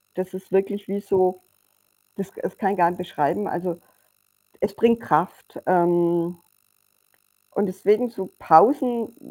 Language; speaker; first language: German; native; German